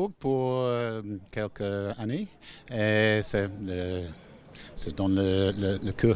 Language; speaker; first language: French; non-native, learner; English